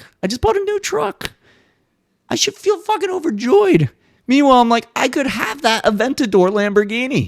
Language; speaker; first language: English; native; English